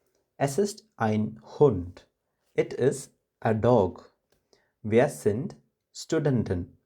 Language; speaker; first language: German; non-native, fluent; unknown